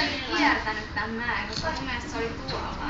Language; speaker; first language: Finnish; native; Finnish